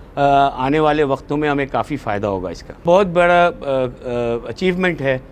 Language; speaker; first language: Urdu; native; Urdu